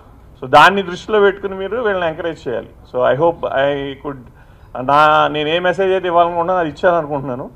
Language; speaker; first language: Telugu; native; Telugu